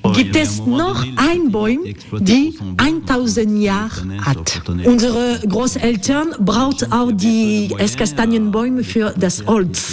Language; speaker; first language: German; non-native, fluent; French